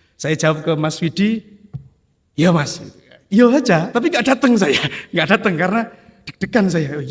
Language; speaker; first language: Indonesian; non-native, local second language; Javanese